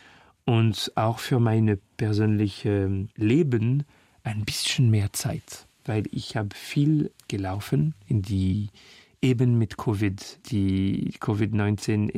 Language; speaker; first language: German; non-native, fluent; French